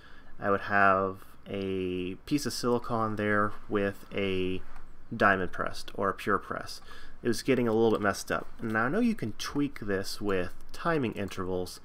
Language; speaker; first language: English; native; English